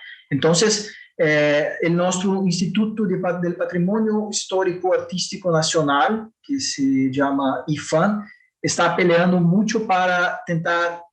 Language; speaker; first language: Spanish; non-native, fluent; Portuguese